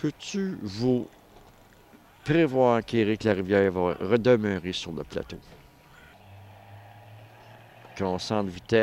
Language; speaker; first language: French; native; French